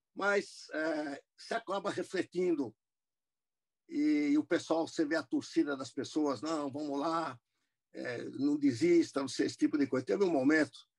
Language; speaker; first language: Portuguese; non-native, fluent; English